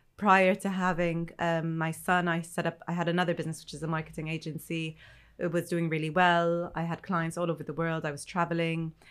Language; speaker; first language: English; non-native, fluent; Arabic